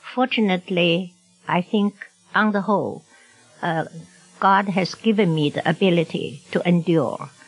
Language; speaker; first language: English; non-native, fluent; Chinese